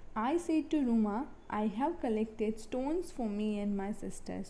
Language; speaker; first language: English; non-native, local second language; Gujarati